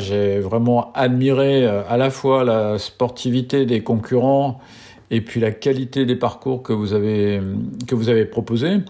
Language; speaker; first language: French; native; French